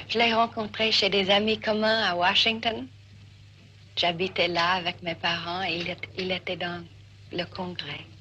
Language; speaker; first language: French; non-native, fluent; English